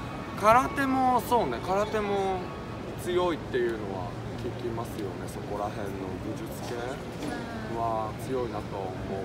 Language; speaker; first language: Japanese; native; Japanese